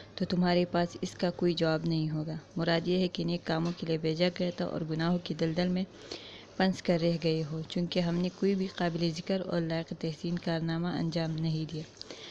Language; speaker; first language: Urdu; non-native, local second language; Pashto